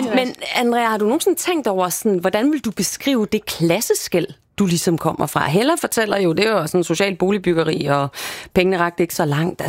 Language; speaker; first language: Danish; native; Danish